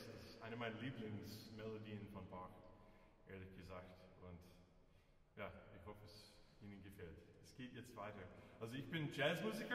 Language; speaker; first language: German; non-native, fluent; English